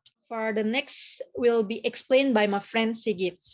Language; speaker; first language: English; non-native, learner; Indonesian